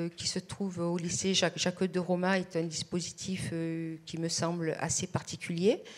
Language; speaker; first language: French; native; French